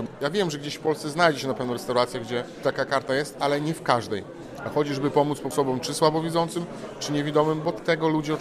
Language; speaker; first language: Polish; native; Polish